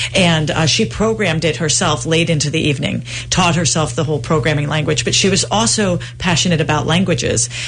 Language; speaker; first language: English; native; English